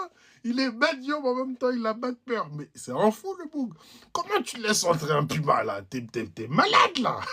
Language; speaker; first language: French; native; French